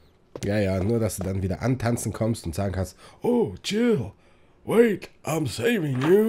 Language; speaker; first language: German; native; German